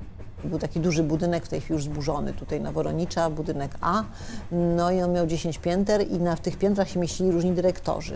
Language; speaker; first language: Polish; native; Polish